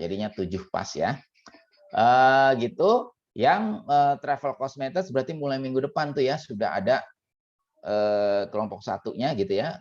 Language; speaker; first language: Indonesian; native; Indonesian